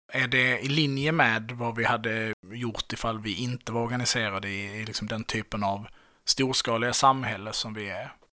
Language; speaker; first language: Swedish; native; Swedish